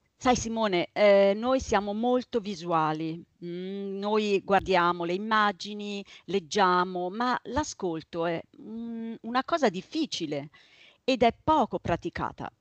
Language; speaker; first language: Italian; native; Italian